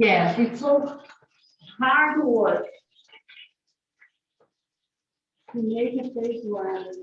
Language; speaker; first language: English; non-native, learner; Portuguese